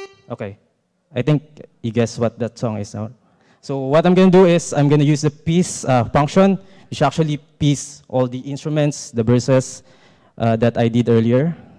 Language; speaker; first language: English; non-native, local second language; Filipino